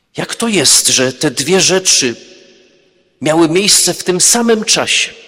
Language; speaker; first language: Polish; early bilingual, heritage; Polish